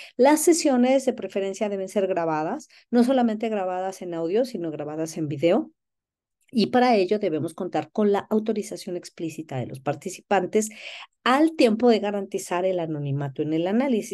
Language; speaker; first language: Spanish; native; Spanish